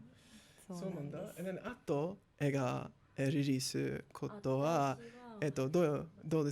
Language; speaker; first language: Japanese; non-native, learner; English